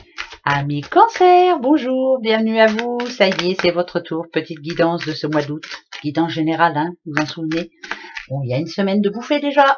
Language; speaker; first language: French; native; French